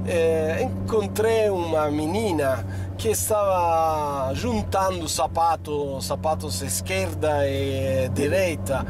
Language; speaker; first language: Portuguese; non-native, fluent; Italian